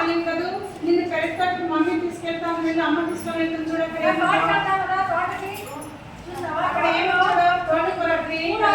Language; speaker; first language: Telugu; native; Telugu